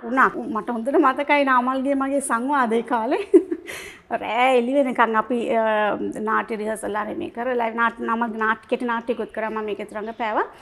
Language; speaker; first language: Sinhala; native; Sinhala